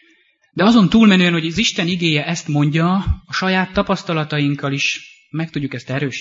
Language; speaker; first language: Hungarian; native; Hungarian